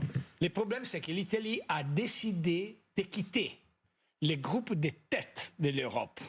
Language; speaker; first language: French; non-native, fluent; Italian